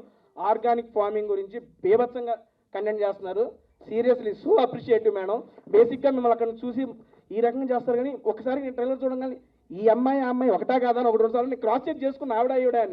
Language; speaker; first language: Telugu; native; Telugu